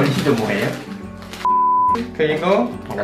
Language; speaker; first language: Korean; non-native, fluent; Japanese